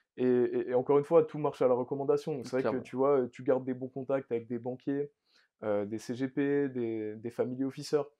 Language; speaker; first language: French; native; French